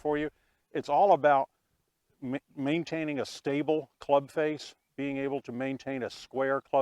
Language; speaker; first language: English; native; English